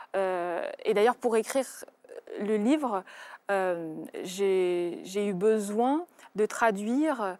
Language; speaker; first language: French; early bilingual, other home language; Russian